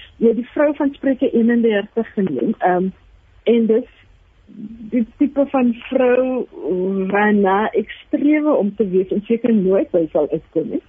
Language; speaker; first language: Afrikaans; native; Afrikaans